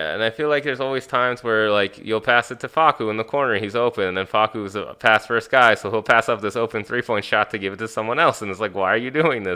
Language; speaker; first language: English; native; English